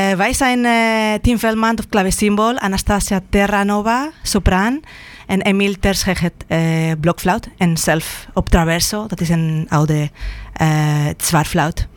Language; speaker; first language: Dutch; non-native, fluent; Spanish